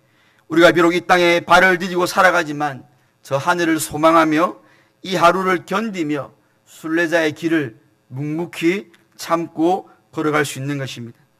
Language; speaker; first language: Korean; native; Korean